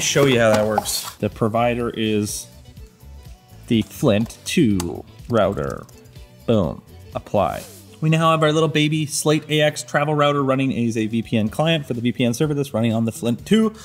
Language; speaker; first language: English; native; English